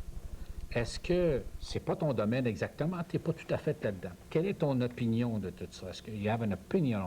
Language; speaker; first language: French; native; French